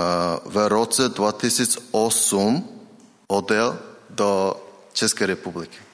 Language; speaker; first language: Czech; non-native, learner; Mongolian